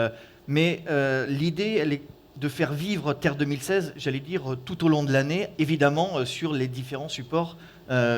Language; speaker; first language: French; native; French